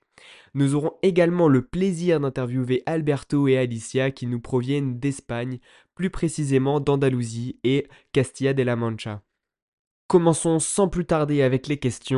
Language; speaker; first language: French; native; French